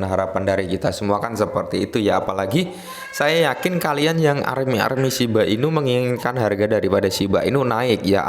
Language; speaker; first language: Indonesian; native; Indonesian